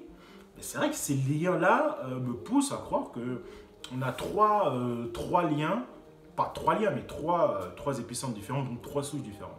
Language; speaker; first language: French; native; French